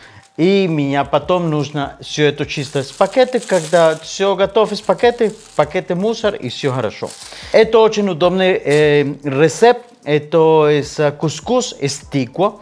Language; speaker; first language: Russian; non-native, learner; Spanish